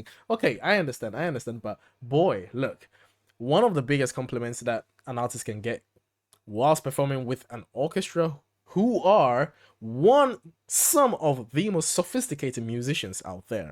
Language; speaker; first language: English; native; English